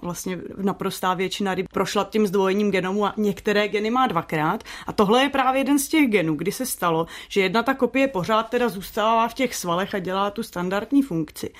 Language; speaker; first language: Czech; native; Czech